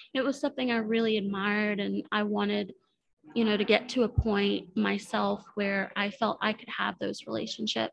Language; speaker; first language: English; native; English